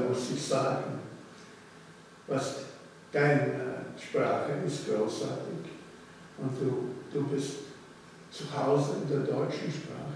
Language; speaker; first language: German; early bilingual, heritage; German